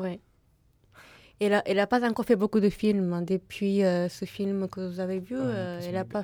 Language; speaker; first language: French; non-native, fluent; Japanese